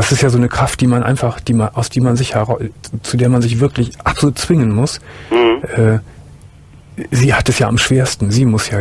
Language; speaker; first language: German; native; German